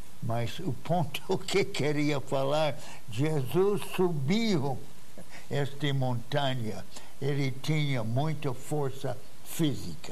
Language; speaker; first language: Portuguese; non-native, fluent; English